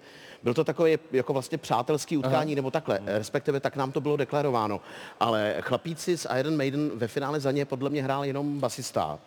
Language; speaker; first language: Czech; native; Czech